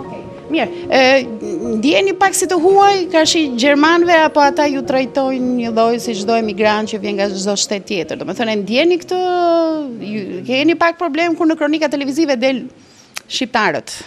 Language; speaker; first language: Albanian; native; Albanian